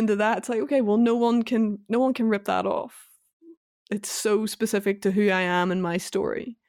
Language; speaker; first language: English; native; English